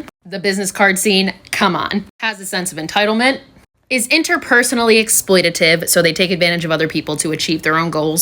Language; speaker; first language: English; native; English